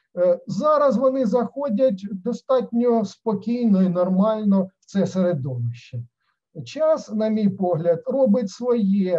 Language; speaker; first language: Ukrainian; native; Ukrainian